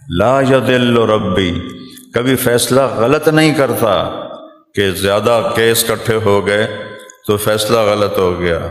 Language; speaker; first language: Urdu; non-native, local second language; Punjabi